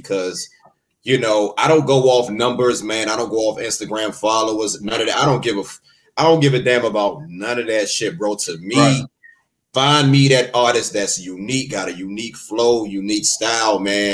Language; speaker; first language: English; native; English